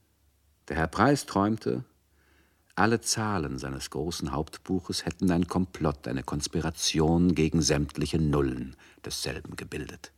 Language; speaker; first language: German; native; German